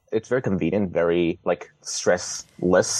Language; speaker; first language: English; non-native, local second language; Cantonese